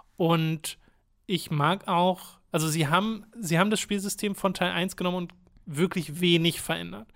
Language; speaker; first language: German; native; German